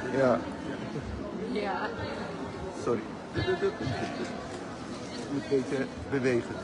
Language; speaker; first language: Dutch; non-native, fluent; Azerbaijani